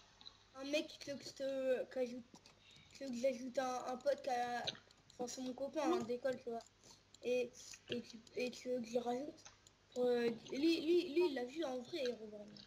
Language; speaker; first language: French; native; French